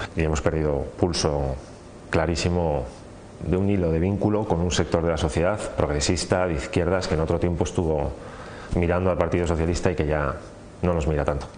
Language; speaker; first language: Spanish; native; Spanish